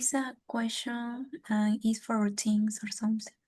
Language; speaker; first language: English; non-native, learner; Spanish